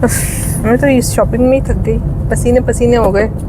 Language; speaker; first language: Hindi; native; Hindi